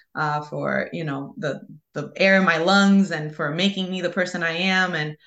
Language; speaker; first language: English; early bilingual, other home language; Spanish